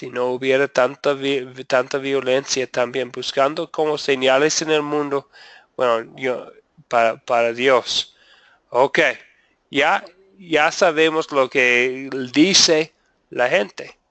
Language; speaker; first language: Spanish; non-native, fluent; English